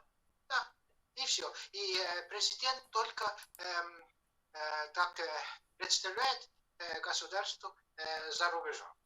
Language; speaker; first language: Russian; non-native, fluent; Estonian